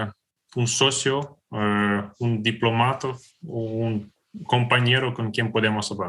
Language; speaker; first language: Spanish; non-native, fluent; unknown